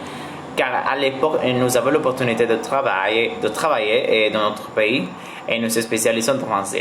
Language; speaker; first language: French; non-native, learner; Spanish